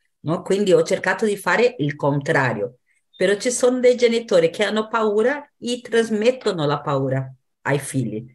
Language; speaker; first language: Italian; non-native, fluent; Portuguese